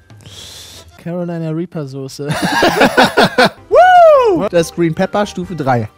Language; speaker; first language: German; native; German